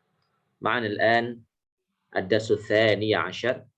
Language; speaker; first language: Arabic; non-native, fluent; Indonesian